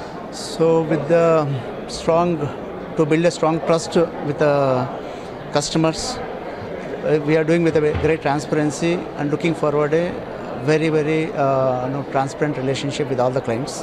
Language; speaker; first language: English; non-native, local second language; Telugu